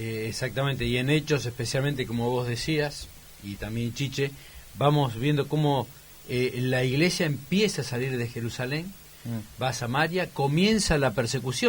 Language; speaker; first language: Spanish; native; Spanish